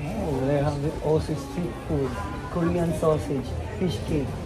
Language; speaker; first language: English; non-native, learner; Filipino